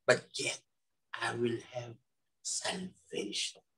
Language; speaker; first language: English; non-native, local second language; Filipino